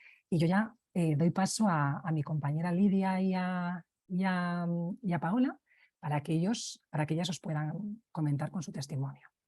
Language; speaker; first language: Spanish; native; Spanish